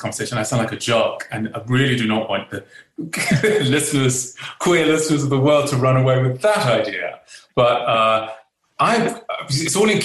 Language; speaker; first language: English; native; English